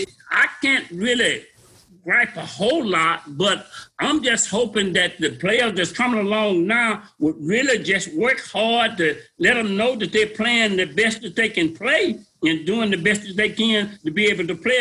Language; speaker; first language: English; native; English